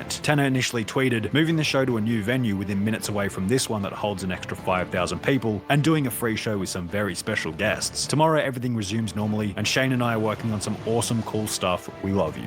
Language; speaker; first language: English; native; English